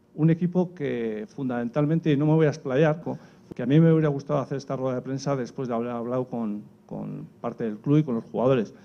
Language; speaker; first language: Spanish; native; Spanish